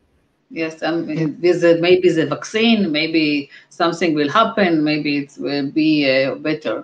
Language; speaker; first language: English; non-native, fluent; Hebrew